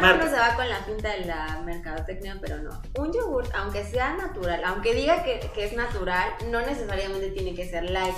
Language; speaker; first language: Spanish; native; Spanish